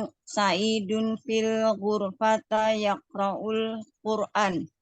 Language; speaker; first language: Arabic; non-native, learner; Indonesian